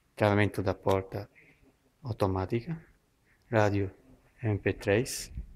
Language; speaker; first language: Portuguese; non-native, learner; Italian